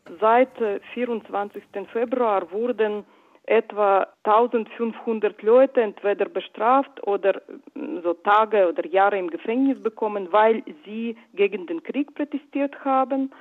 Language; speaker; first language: German; non-native, fluent; Russian